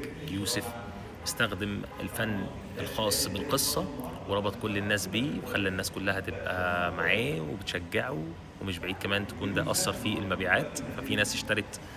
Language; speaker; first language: Arabic; native; Arabic